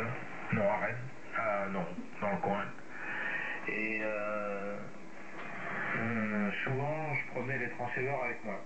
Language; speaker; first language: French; native; French